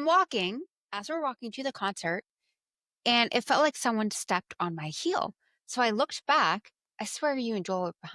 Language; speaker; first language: English; native; English